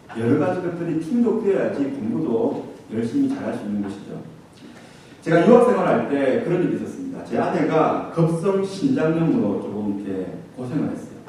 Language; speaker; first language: Korean; native; Korean